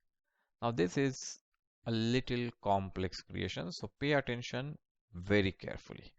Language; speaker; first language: English; non-native, local second language; Marathi